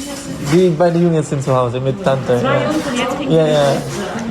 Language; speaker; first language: German; non-native, learner; Filipino